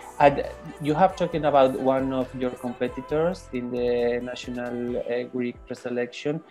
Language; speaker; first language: English; non-native, learner; Spanish